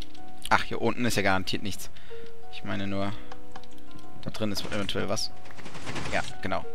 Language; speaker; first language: German; native; German